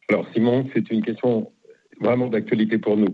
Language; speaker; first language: French; native; French